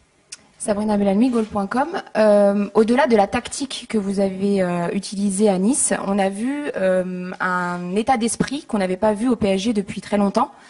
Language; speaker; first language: French; native; French